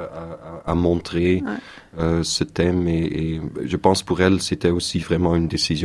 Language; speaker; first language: French; non-native, local second language; Dutch